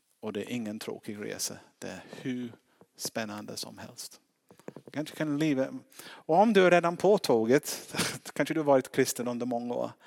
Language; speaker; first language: Swedish; non-native, fluent; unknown